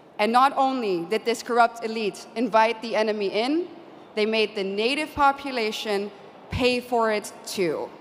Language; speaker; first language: English; non-native, fluent; Dutch